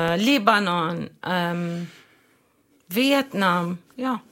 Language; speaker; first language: German; non-native, learner; Arabic